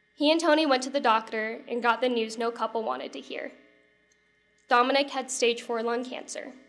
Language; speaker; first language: English; native; English